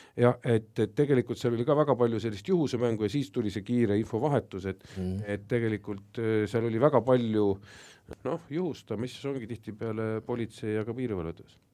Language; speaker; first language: Estonian; native; Estonian